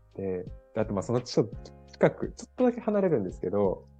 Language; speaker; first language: Japanese; native; Japanese